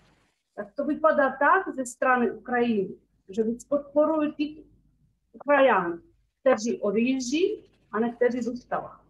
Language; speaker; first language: Czech; early bilingual, heritage; Czech